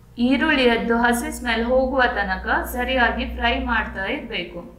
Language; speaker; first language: Kannada; native; Kannada